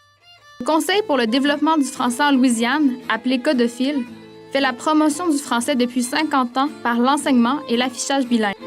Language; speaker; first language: French; native; French